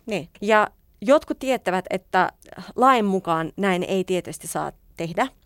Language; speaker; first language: Finnish; non-native, fluent; Russian